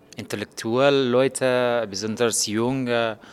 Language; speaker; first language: German; non-native, learner; Persian